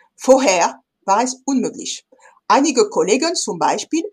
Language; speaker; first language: German; non-native, fluent; French